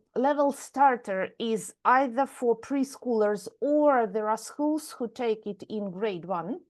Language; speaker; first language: English; non-native, fluent; Ukrainian